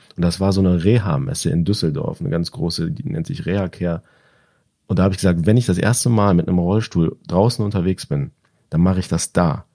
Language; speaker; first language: German; early bilingual, other home language; Turkish